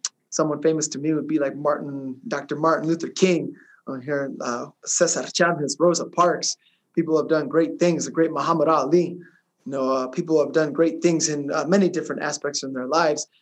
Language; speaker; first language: English; early bilingual, other home language; Spanish